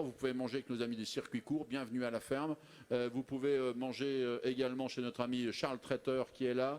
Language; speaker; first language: French; native; French